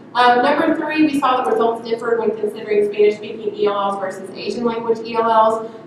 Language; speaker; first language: English; native; English